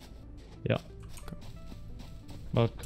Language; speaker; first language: German; native; German